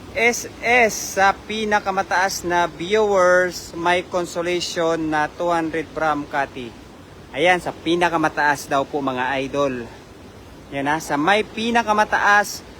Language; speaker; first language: Filipino; native; Filipino